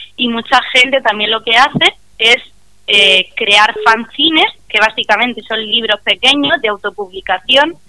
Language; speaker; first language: Spanish; native; Spanish